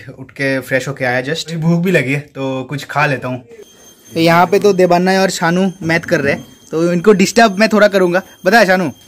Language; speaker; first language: Hindi; non-native, local second language; Bangla